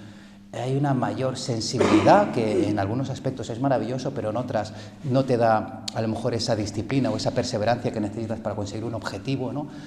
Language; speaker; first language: Spanish; early bilingual, other home language; Korean